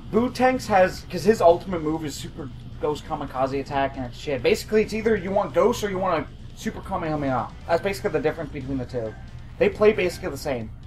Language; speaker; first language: English; native; English